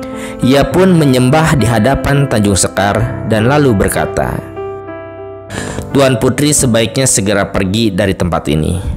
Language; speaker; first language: Indonesian; native; Indonesian